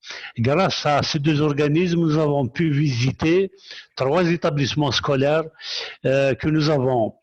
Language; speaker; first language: French; non-native, local second language; Kabyle